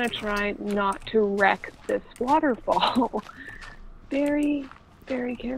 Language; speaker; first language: English; native; English